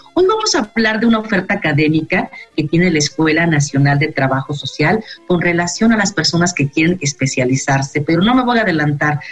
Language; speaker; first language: Spanish; native; Spanish